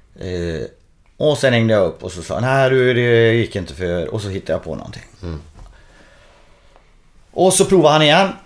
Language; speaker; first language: Swedish; native; Swedish